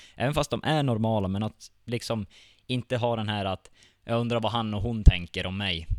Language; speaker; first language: Swedish; native; Swedish